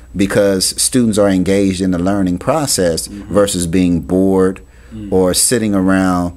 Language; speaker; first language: English; native; English